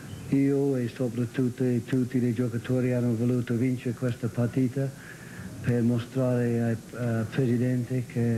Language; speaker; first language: Italian; non-native, fluent; English